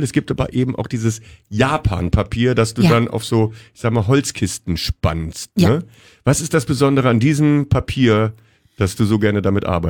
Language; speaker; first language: German; native; German